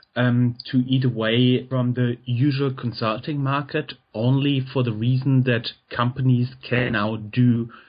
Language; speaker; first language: English; non-native, fluent; German